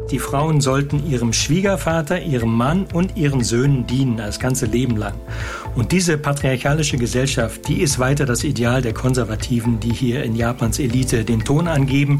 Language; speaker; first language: German; native; German